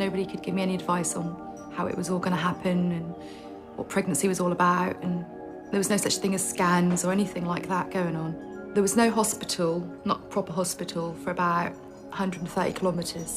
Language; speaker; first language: English; native; English